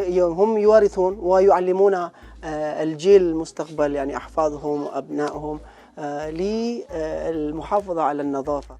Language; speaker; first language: Arabic; non-native, fluent; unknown